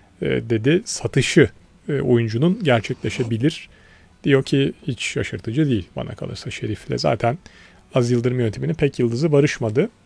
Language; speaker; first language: Turkish; native; Turkish